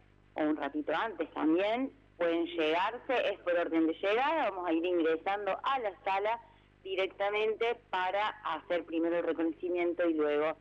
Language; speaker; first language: Spanish; native; Spanish